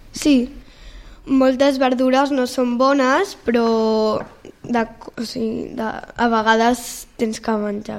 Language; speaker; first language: Catalan; non-native, local second language; Spanish